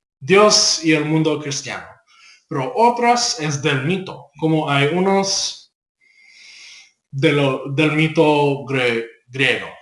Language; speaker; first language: Spanish; non-native, learner; English